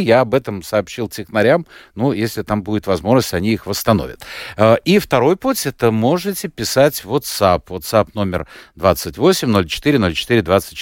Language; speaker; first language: Russian; native; Russian